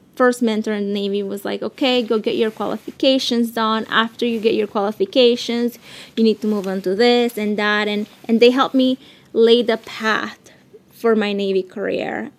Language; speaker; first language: English; early bilingual, other home language; Spanish